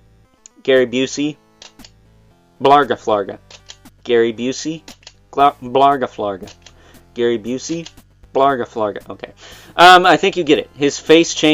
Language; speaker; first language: English; native; English